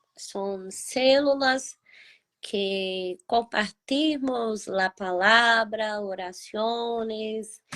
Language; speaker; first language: Spanish; non-native, learner; Portuguese